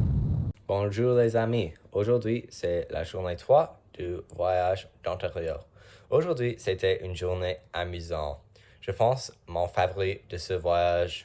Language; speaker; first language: French; non-native, learner; English